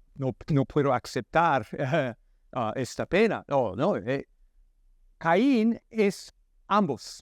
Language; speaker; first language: Spanish; non-native, learner; English